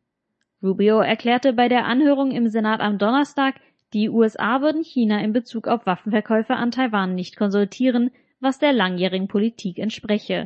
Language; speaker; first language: German; native; German